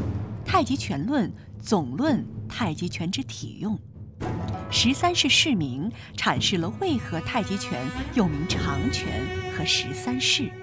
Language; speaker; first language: Chinese; native; Chinese